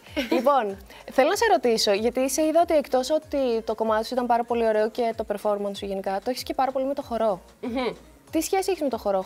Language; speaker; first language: Greek; native; Greek